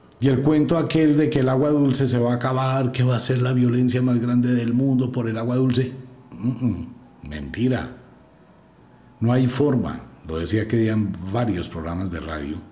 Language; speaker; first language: Spanish; native; Spanish